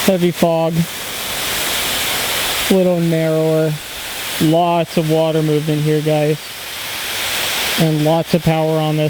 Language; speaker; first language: English; native; English